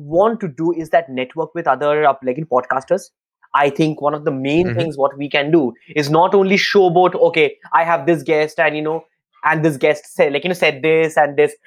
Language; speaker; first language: English; non-native, local second language; Bangla